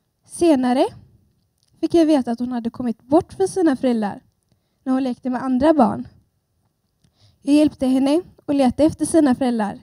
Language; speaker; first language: Swedish; early bilingual, other home language; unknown